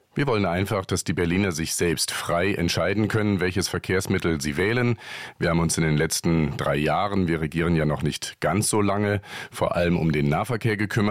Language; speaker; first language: German; native; German